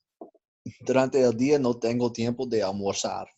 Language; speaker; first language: Spanish; non-native, learner; English